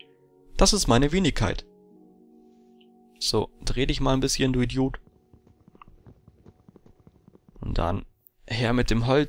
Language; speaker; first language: German; native; German